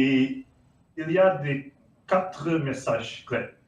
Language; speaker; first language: French; non-native, learner; Portuguese